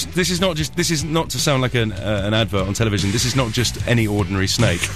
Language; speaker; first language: English; native; English